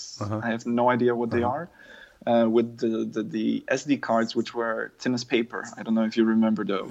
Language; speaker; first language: English; non-native, fluent; German